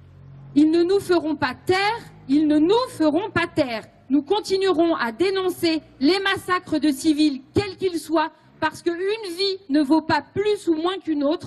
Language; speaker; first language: French; native; French